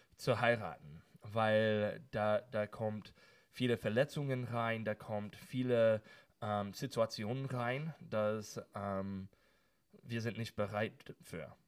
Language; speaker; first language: German; non-native, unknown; English